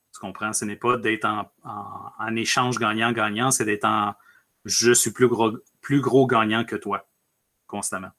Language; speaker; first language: French; early bilingual, other home language; Spanish